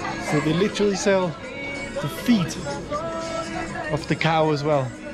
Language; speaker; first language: English; non-native, fluent; Danish